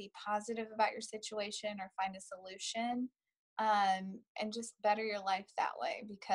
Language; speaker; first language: English; native; English